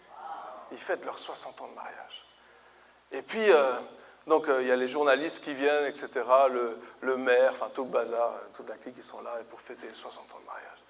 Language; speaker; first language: French; native; French